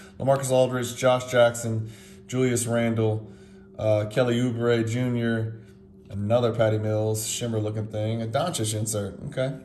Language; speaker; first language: English; native; English